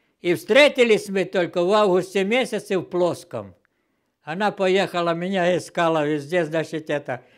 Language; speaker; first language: Russian; non-native, local second language; Ukrainian